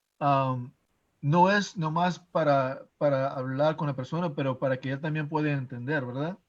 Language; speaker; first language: Spanish; non-native, fluent; English